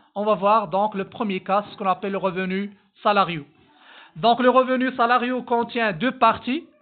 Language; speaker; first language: French; non-native, local second language; Arabic